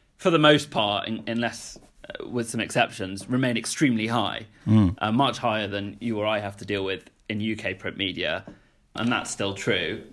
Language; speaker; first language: English; native; English